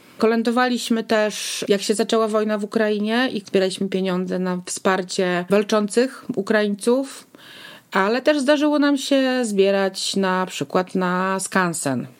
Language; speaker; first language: Polish; native; Polish